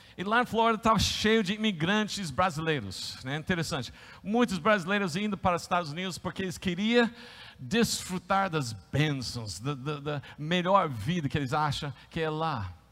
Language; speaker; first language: Portuguese; non-native, fluent; English